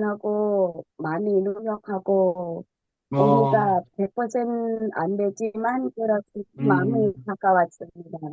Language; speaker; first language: Korean; non-native, learner; Thai